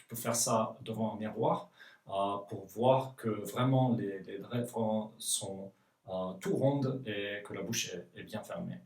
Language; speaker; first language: French; non-native, fluent; Norwegian